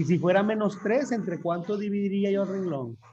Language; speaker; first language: Spanish; native; Spanish